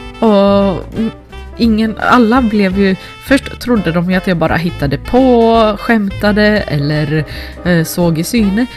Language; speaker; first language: Swedish; early bilingual, other home language; Finnish